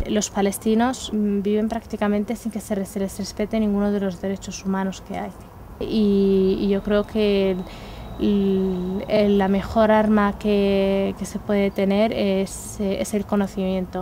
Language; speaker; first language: Spanish; native; Spanish